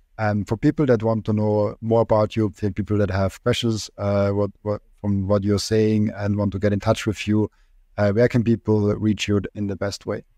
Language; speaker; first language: English; non-native, fluent; German